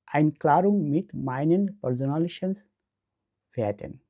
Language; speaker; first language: German; non-native, learner; Bangla